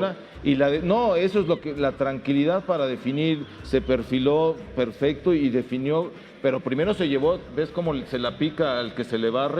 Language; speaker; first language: Spanish; native; Spanish